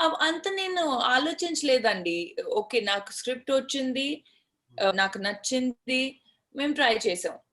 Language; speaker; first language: Telugu; non-native, learner; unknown